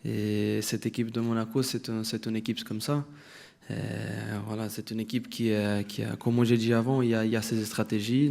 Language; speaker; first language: French; non-native, fluent; Portuguese